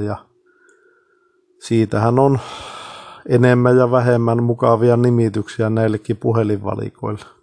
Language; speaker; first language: Finnish; native; Finnish